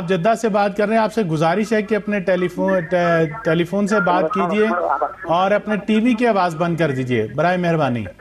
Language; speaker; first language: Urdu; native; Urdu